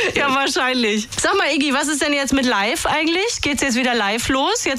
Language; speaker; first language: German; native; German